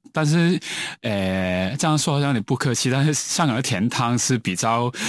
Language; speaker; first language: Chinese; non-native, local second language; Cantonese